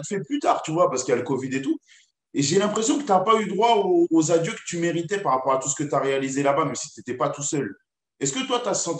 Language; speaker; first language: French; native; French